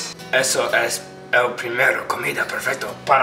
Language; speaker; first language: Spanish; non-native, learner; English